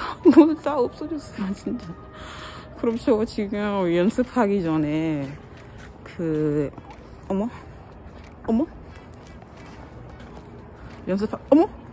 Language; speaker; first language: Korean; non-native, fluent; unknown